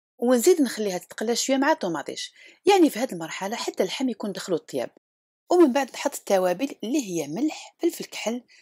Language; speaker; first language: Arabic; native; Arabic